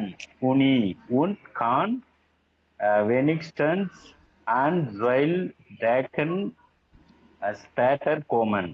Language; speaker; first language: German; non-native, learner; Tamil